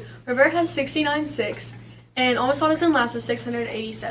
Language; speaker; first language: English; native; English